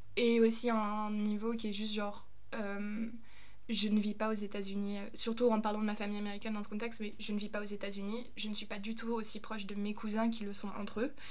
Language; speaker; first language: French; early bilingual, other home language; German